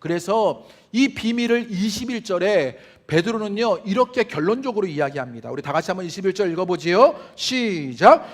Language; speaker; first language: Korean; native; Korean